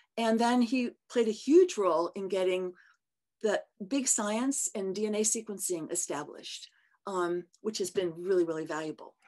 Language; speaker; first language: English; native; English